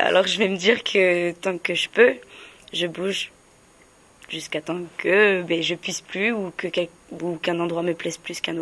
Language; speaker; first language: French; native; French